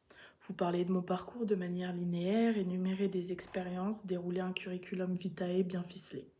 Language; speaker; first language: French; native; French